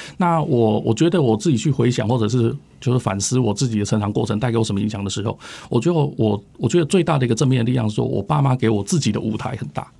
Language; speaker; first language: Chinese; native; Chinese